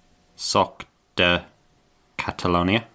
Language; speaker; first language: Catalan; non-native, learner; English